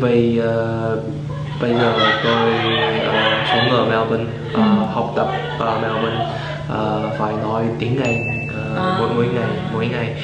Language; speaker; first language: Vietnamese; non-native, learner; Chinese